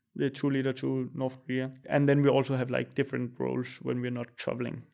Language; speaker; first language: English; non-native, fluent; Danish